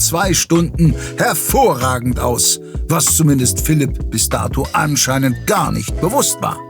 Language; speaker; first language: German; native; German